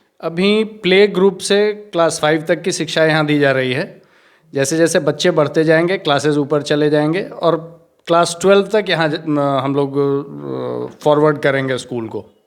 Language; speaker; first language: Hindi; native; Hindi